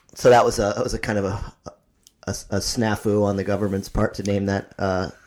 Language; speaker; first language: English; native; English